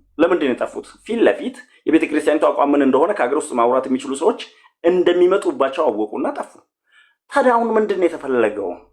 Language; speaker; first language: Amharic; non-native, local second language; Oromo